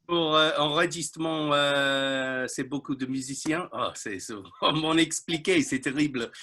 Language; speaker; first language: French; non-native, learner; English